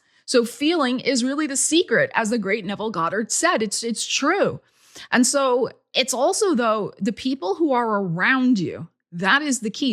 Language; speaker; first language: English; native; English